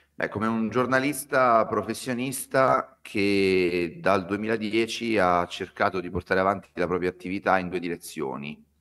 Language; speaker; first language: Italian; native; Italian